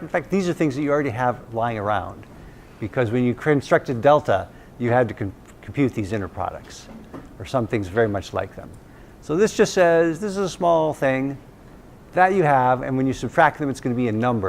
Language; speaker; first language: English; native; English